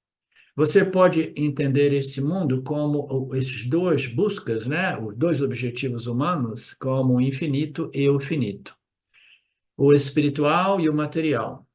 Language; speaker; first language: Portuguese; native; Portuguese